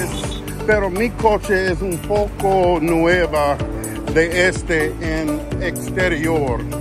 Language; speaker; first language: Spanish; non-native, learner; English